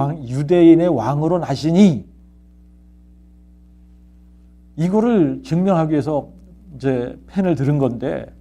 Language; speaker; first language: Korean; native; Korean